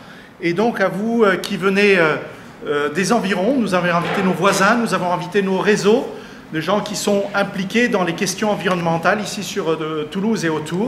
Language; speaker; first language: French; native; French